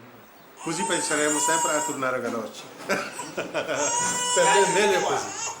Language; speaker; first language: Italian; non-native, learner; Wolof